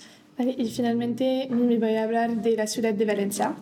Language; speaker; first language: Spanish; non-native, learner; French